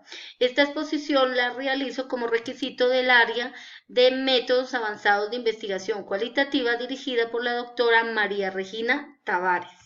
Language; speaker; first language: Spanish; native; Spanish